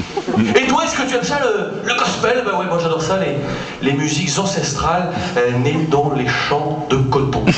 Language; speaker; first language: French; native; French